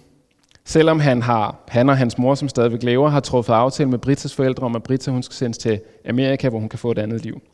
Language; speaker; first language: Danish; native; Danish